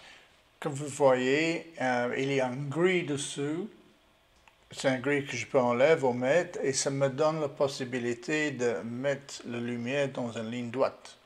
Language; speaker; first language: French; non-native, learner; English